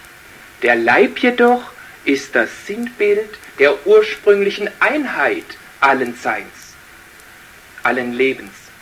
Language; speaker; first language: German; native; German